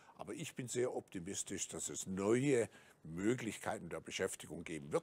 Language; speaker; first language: German; native; German